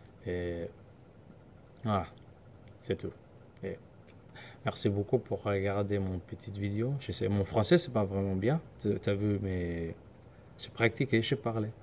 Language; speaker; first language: French; non-native, learner; Somali